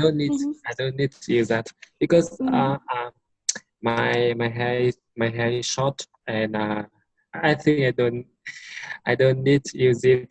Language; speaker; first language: English; non-native, learner; Vietnamese